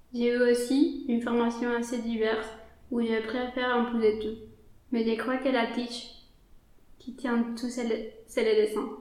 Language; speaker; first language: French; non-native, fluent; Spanish